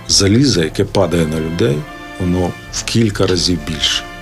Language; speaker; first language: Ukrainian; native; Ukrainian